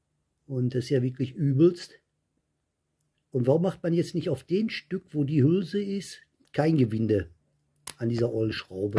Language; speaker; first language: German; native; German